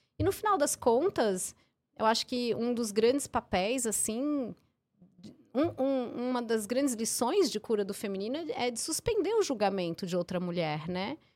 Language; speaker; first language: Portuguese; early bilingual, heritage; English